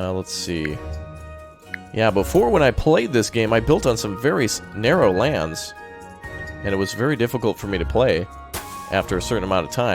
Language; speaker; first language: English; native; English